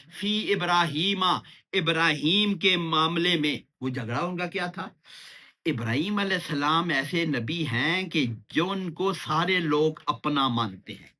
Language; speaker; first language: Urdu; non-native, local second language; Pashto